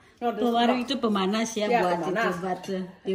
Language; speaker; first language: Indonesian; native; Indonesian